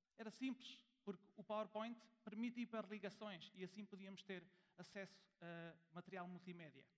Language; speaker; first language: Portuguese; early bilingual, heritage; German